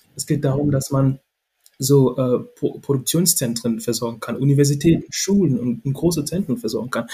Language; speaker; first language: German; non-native, fluent; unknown